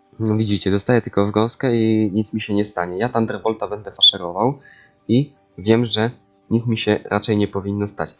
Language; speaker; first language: Polish; native; Polish